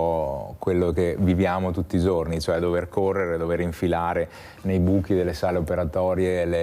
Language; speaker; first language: Italian; native; Italian